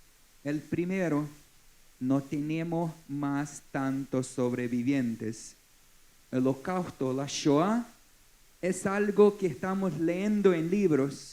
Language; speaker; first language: Spanish; non-native, fluent; Portuguese